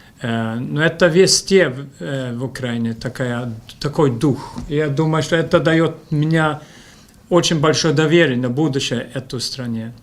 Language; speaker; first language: Russian; non-native, fluent; Swedish